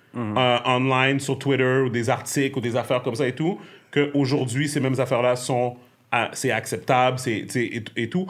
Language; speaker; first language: French; native; French